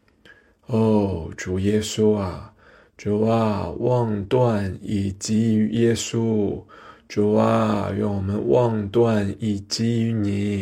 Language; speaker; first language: Chinese; native; Chinese